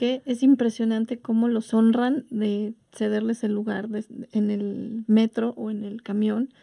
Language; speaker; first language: Spanish; native; Spanish